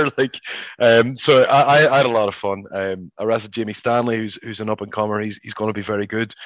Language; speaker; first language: English; native; English